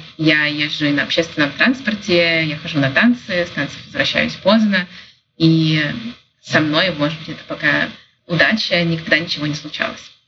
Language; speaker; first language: Russian; native; Russian